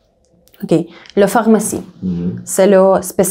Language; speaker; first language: French; non-native, learner; Russian